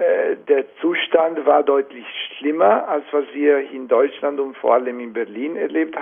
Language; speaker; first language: German; non-native, fluent; Italian